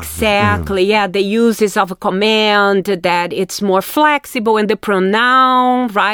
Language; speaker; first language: English; non-native, fluent; Portuguese